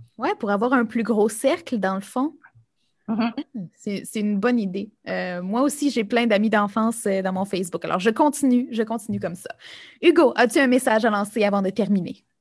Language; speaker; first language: French; native; French